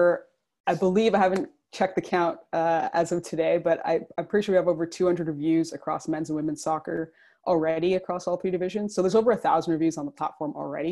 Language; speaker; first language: English; native; English